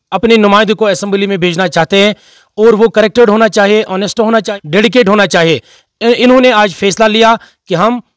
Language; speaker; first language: Hindi; non-native, local second language; Kashmiri